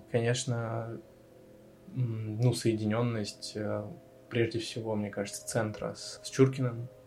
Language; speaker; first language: Russian; native; Russian